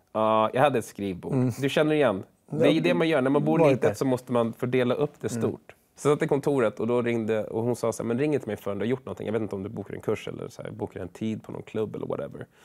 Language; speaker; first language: Swedish; early bilingual, other home language; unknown